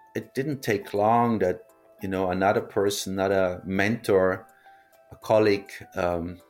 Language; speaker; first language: English; non-native, fluent; German